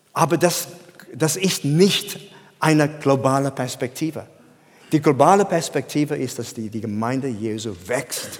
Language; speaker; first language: German; non-native, fluent; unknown